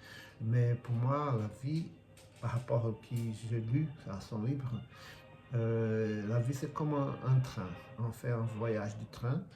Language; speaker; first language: French; non-native, fluent; Portuguese